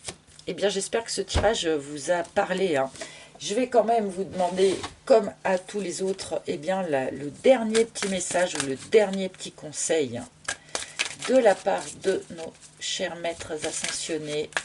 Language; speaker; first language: French; native; French